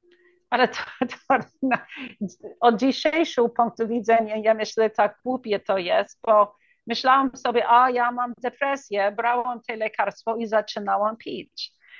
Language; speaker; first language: Polish; early bilingual, heritage; English